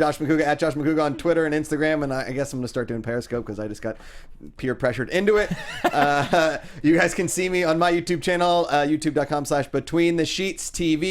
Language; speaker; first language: English; native; English